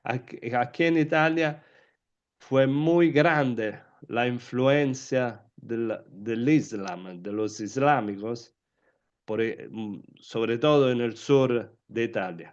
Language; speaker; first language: Spanish; non-native, fluent; Italian